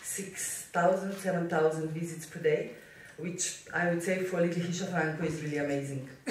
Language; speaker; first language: English; non-native, fluent; Slovenian